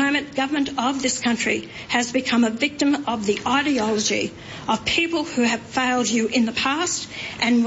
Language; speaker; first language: English; native; English